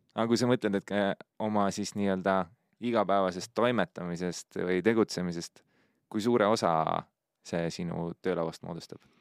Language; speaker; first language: Estonian; native; Estonian